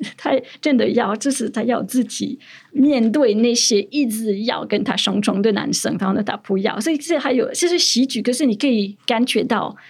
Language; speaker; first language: Chinese; non-native, fluent; French